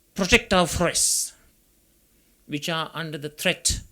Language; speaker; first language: English; non-native, local second language; Sinhala